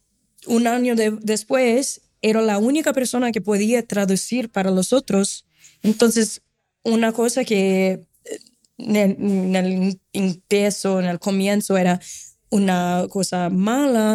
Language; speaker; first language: Spanish; non-native, fluent; Portuguese